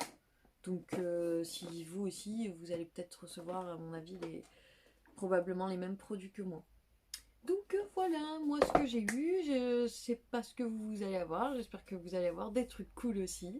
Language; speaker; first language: French; native; French